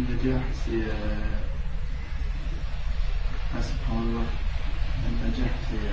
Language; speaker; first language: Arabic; non-native, learner; French